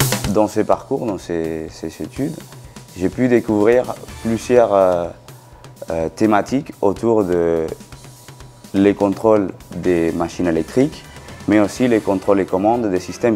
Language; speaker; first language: French; non-native, fluent; Spanish